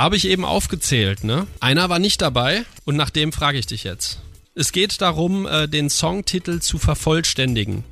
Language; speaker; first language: German; native; German